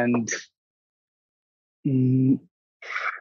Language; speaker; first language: English; native; English